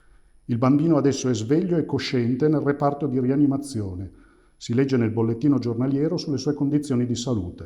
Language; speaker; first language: Italian; native; Italian